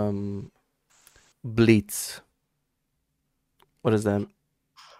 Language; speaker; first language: English; non-native, fluent; Romanian